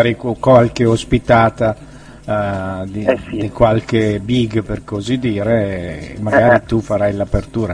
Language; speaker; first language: Italian; native; Italian